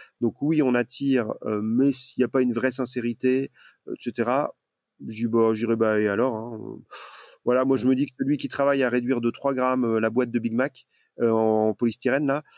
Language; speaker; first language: French; native; French